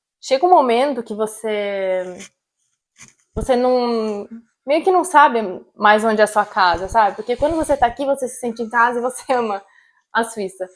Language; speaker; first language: Portuguese; native; Portuguese